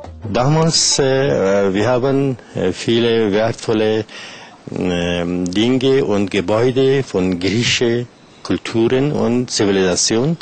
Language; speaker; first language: German; non-native, learner; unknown